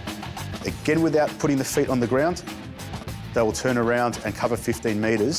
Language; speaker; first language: English; native; English